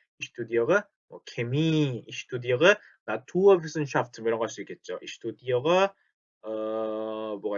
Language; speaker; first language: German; non-native, fluent; Korean